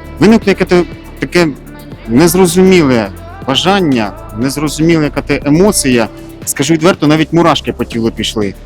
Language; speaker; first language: Ukrainian; native; Ukrainian